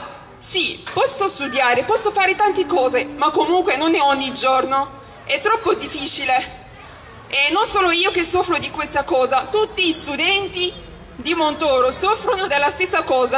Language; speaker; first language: Italian; early bilingual, other home language; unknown